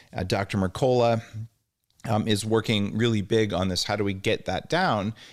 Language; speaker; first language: English; native; English